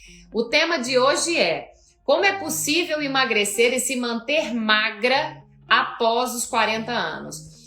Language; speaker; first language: Portuguese; native; Portuguese